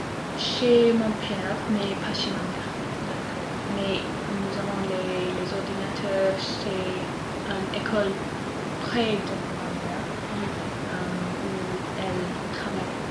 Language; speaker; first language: French; non-native, learner; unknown